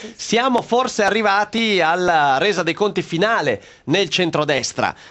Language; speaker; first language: Italian; native; Italian